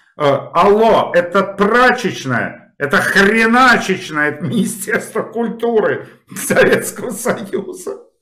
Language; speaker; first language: Russian; native; Russian